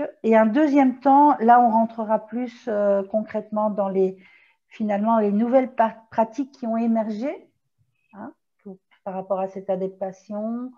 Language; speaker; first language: French; native; French